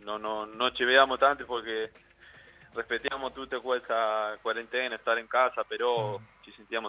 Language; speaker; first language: Italian; non-native, learner; Spanish